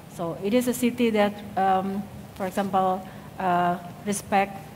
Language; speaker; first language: English; non-native, fluent; Indonesian